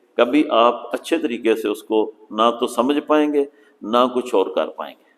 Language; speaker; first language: Urdu; native; Urdu